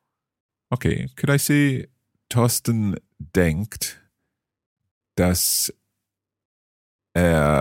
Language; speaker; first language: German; non-native, learner; English